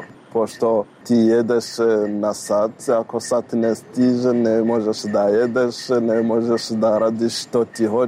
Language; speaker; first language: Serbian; non-native, learner; Rundi